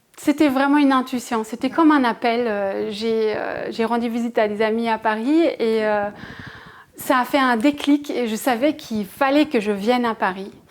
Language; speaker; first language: French; non-native, fluent; German